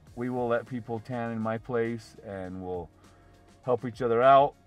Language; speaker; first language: English; native; English